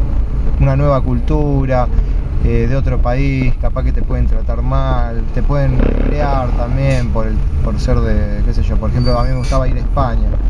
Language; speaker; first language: Spanish; native; Spanish